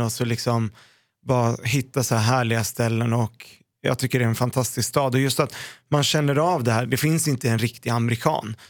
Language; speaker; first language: Swedish; early bilingual, other home language; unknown